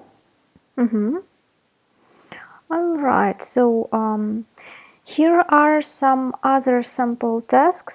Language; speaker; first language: English; non-native, fluent; Russian